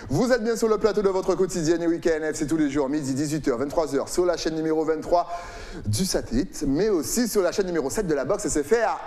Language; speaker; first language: French; native; French